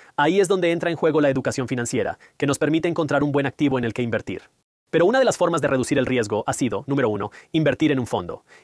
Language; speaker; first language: Spanish; non-native, fluent; Punjabi